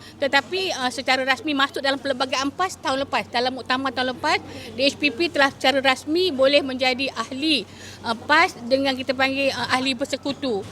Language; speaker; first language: Malay; native; Malay